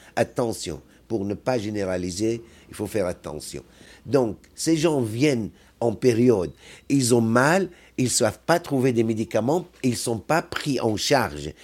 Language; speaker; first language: French; non-native, fluent; Arabic